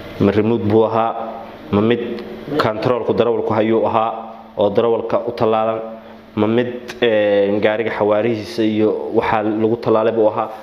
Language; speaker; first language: Somali; native; Somali